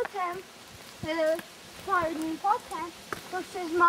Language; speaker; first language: Polish; early bilingual, heritage; Polish